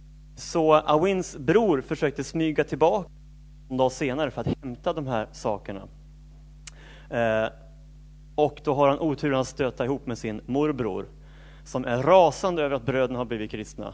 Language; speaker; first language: Swedish; native; Swedish